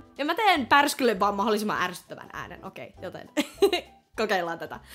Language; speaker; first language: Finnish; native; Finnish